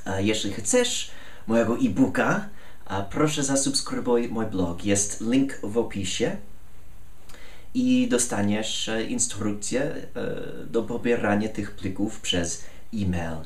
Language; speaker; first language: Polish; non-native, fluent; English